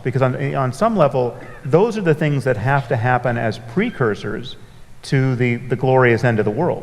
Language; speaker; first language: English; native; English